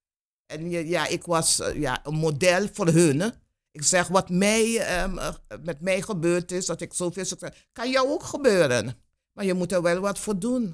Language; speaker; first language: Dutch; non-native, local second language; Papiamento